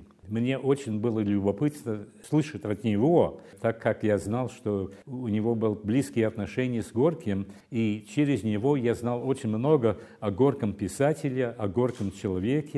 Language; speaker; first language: Russian; non-native, fluent; English